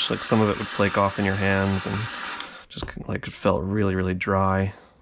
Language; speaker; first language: English; native; English